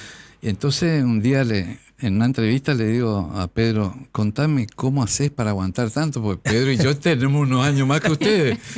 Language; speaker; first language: Spanish; native; Spanish